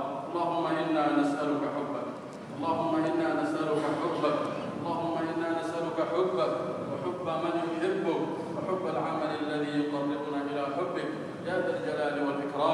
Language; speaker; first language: Arabic; non-native, local second language; Somali